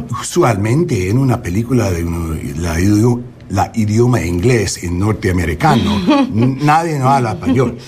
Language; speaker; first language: Spanish; non-native, learner; English